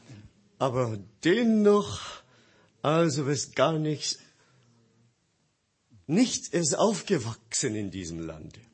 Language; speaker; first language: German; non-native, fluent; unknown